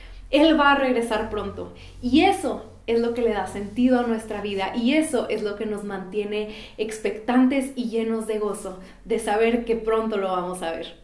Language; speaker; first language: Spanish; native; Spanish